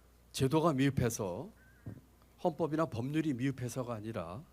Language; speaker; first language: Korean; native; Korean